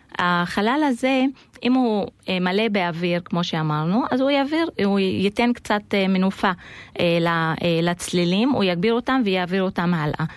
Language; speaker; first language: Hebrew; non-native, local second language; Arabic